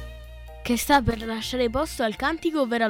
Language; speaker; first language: Italian; native; Italian